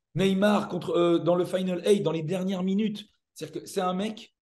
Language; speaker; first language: French; native; French